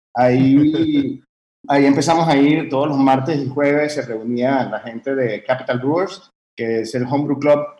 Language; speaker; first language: Spanish; early bilingual, heritage; French